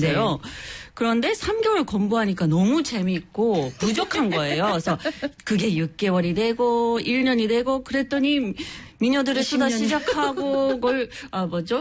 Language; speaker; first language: Korean; non-native, fluent; English